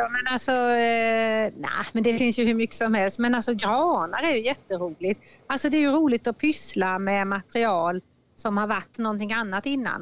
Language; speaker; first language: Swedish; native; Swedish